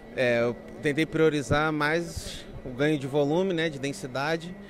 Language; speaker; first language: Portuguese; native; Portuguese